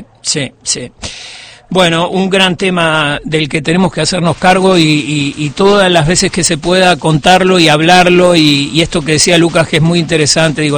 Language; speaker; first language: Spanish; native; Spanish